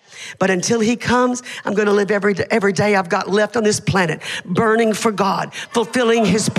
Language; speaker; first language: English; native; English